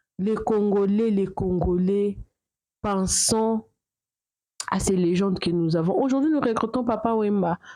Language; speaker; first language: French; non-native, local second language; Lingala